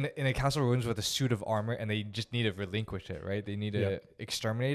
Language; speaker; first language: English; native; English